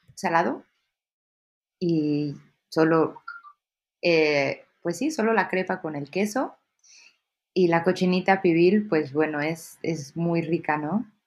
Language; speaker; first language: Spanish; native; Spanish